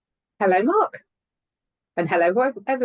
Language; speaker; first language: English; native; English